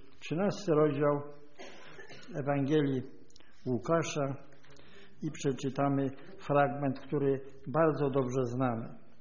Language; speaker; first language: Polish; native; Polish